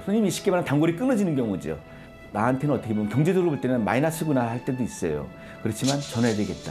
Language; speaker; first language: Korean; native; Korean